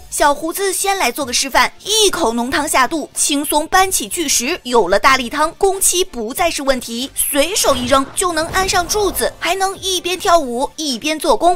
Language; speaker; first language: Chinese; native; Chinese